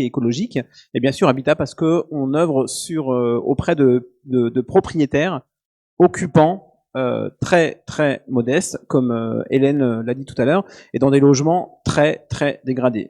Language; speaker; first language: French; native; French